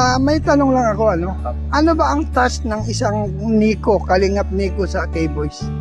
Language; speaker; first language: Filipino; native; Filipino